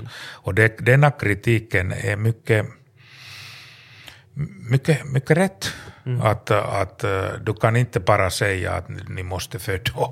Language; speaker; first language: Swedish; non-native, learner; Finnish